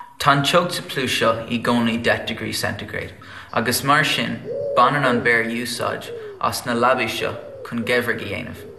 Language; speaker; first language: Irish; non-native, local second language; English